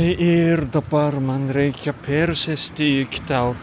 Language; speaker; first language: Lithuanian; non-native, fluent; Japanese